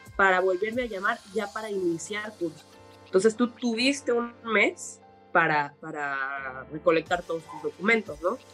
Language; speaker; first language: Spanish; native; Spanish